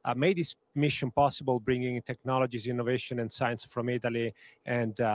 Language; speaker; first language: English; non-native, fluent; Italian